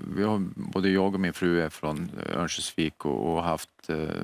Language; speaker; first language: Swedish; native; Swedish